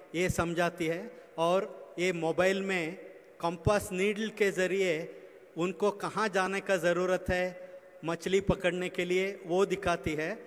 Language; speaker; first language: Hindi; non-native, local second language; Kannada